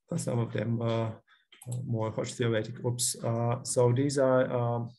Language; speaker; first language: English; non-native, fluent; Bulgarian